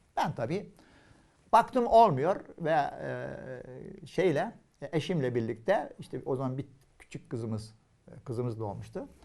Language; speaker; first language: Turkish; non-native, fluent; Arabic